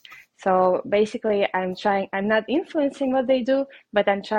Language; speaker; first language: English; non-native, fluent; Russian